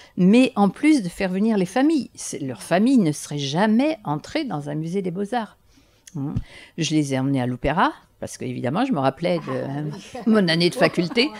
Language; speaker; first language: French; native; French